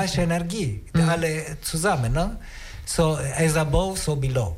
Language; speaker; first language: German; non-native, learner; Italian